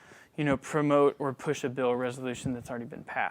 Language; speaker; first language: English; native; English